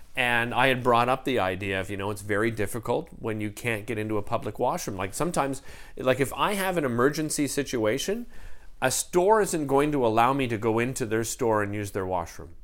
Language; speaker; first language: English; native; English